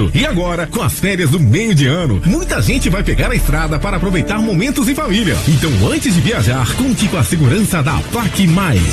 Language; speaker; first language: Portuguese; native; Portuguese